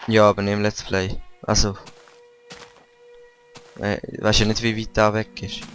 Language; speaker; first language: German; native; German